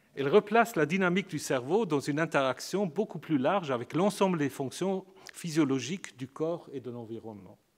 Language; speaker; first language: French; native; French